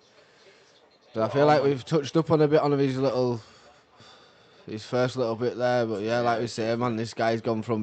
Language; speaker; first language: English; native; English